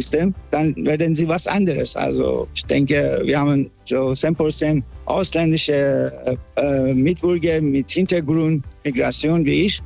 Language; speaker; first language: German; non-native, fluent; Persian